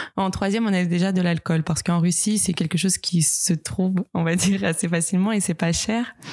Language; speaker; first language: French; non-native, fluent; Russian